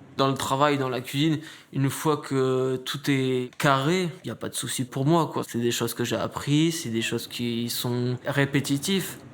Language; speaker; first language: French; native; French